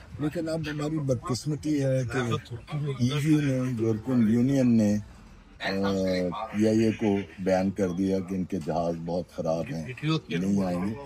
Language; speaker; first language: Urdu; non-native, local second language; Punjabi